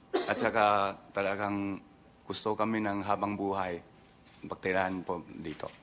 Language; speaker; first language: Filipino; non-native, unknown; Min Nan Chinese